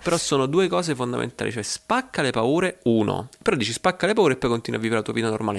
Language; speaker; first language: Italian; native; Italian